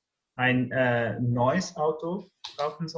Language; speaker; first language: German; non-native, learner; English